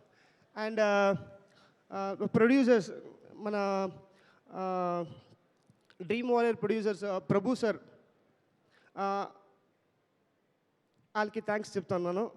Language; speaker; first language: Telugu; non-native, local second language; Kannada